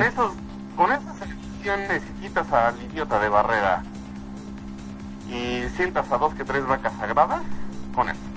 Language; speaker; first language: Spanish; native; Spanish